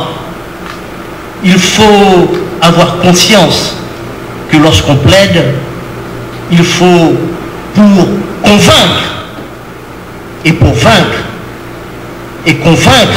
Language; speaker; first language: French; non-native, local second language; Haitian Creole